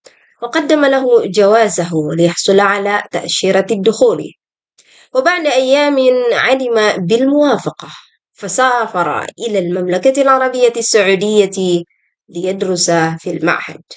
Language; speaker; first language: Arabic; non-native, fluent; Indonesian